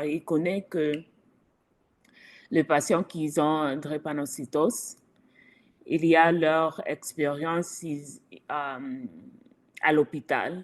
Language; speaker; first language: French; non-native, fluent; English